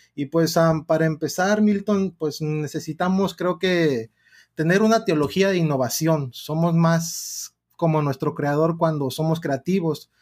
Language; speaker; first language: Spanish; early bilingual, heritage; Spanish